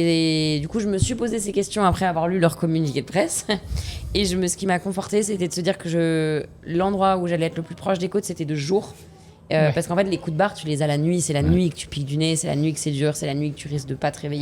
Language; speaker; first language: French; native; French